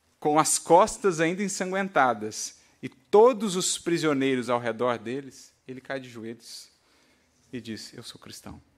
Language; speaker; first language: Portuguese; native; Portuguese